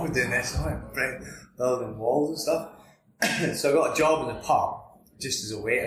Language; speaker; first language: English; native; English